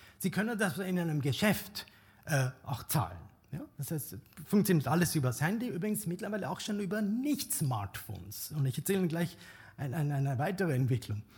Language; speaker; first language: German; non-native, fluent; Bangla